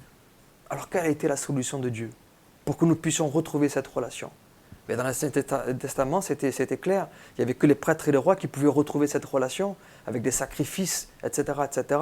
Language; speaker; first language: French; native; French